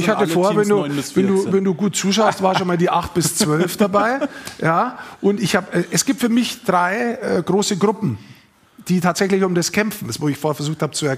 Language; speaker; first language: German; native; German